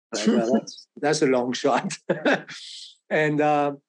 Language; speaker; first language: English; non-native, fluent; French